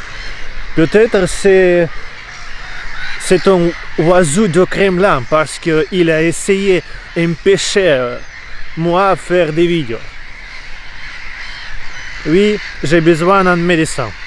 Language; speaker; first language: French; non-native, learner; Russian